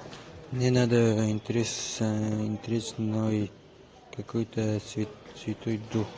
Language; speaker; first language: Russian; non-native, learner; Tajik